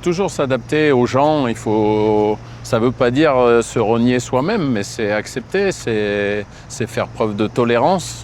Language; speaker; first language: French; native; French